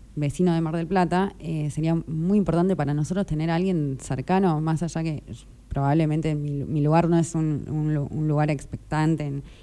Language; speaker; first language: Spanish; native; Spanish